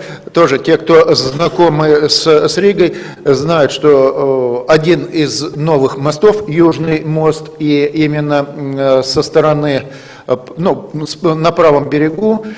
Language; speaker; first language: Russian; native; Russian